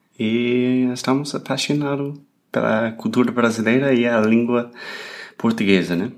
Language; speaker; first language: Portuguese; non-native, fluent; English